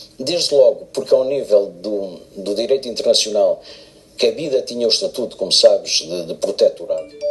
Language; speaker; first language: Portuguese; native; Portuguese